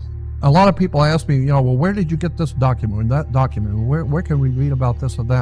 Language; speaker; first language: English; native; English